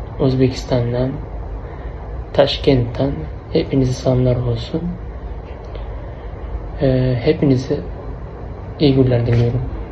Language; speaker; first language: Turkish; non-native, learner; Uzbek